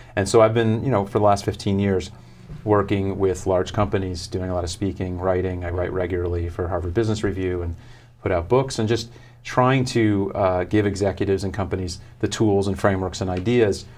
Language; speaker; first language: English; native; English